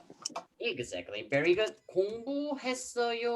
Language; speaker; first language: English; non-native, fluent; Korean